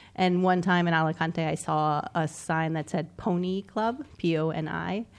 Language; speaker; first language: English; native; English